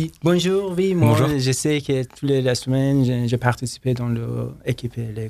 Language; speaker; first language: French; non-native, learner; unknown